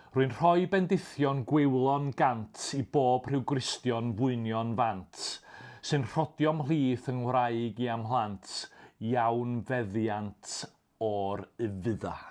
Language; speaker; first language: Welsh; native; Welsh